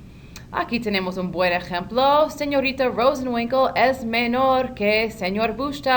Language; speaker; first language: Spanish; non-native, learner; English